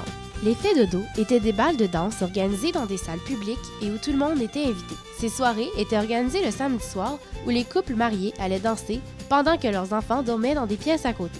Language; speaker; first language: French; native; French